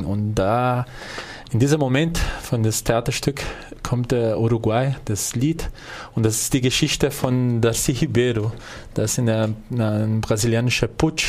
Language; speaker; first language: German; non-native, fluent; Portuguese